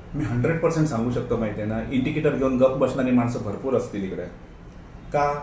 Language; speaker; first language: Marathi; non-native, local second language; Konkani